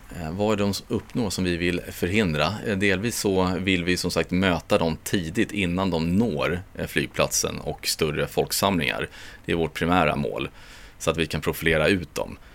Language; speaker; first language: Swedish; native; Swedish